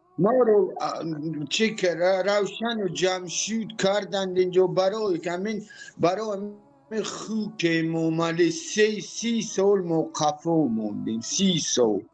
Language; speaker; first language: Tajik; non-native, local second language; Shughni